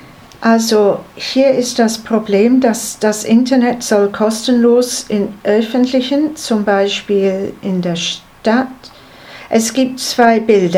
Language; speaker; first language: German; non-native, learner; English